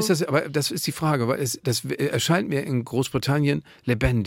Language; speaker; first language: German; native; German